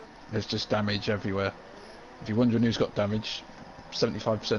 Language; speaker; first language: English; native; English